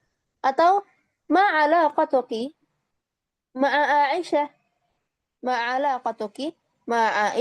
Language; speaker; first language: Arabic; non-native, fluent; Indonesian